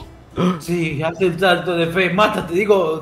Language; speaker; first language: Spanish; native; Spanish